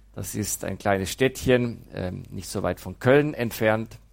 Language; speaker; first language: German; native; German